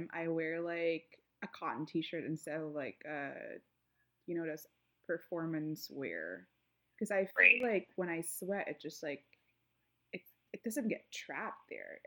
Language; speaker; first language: English; non-native, local second language; Filipino